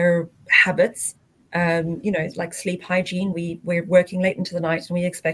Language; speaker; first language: English; native; English